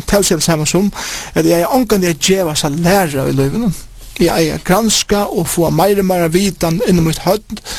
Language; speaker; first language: Norwegian; non-native, learner; Faroese